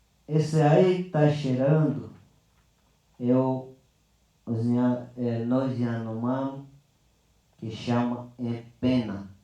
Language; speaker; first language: Portuguese; non-native, local second language; Yanomámi